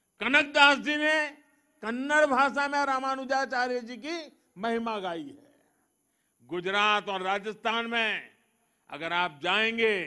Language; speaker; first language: Hindi; non-native, local second language; Gujarati